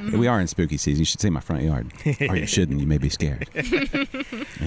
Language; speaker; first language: English; native; English